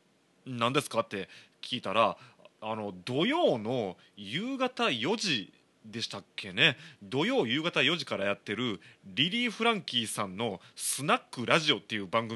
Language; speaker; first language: Japanese; native; Japanese